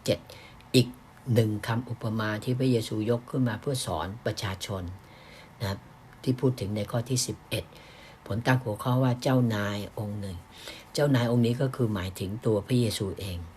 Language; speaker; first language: Thai; native; Thai